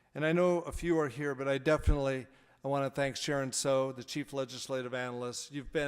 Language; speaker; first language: English; native; English